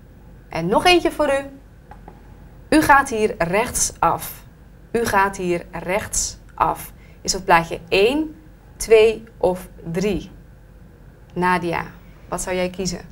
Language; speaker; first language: Dutch; native; Dutch